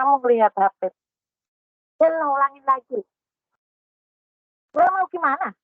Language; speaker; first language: Indonesian; non-native, learner; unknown